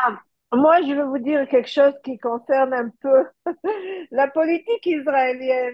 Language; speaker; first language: French; early bilingual, heritage; French